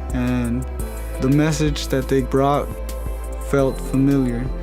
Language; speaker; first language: English; early bilingual, other home language; Spanish